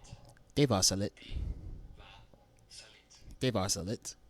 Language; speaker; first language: Danish; non-native, learner; English